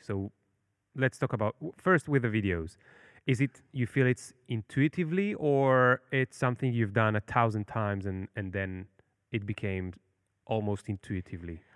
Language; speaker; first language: English; non-native, fluent; Hebrew